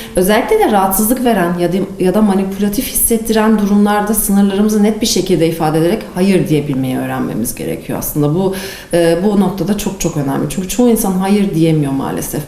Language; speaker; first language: Turkish; native; Turkish